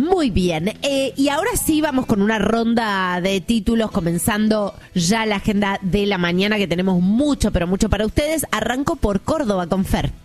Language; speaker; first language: Spanish; native; Spanish